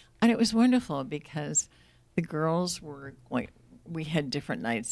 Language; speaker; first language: English; native; English